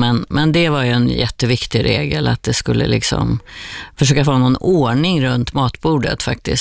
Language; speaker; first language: Swedish; native; Swedish